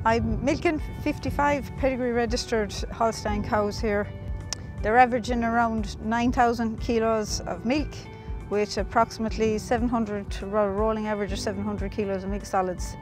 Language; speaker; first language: English; native; English